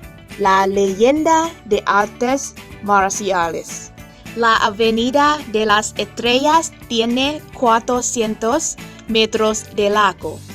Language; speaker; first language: Spanish; non-native, learner; Cantonese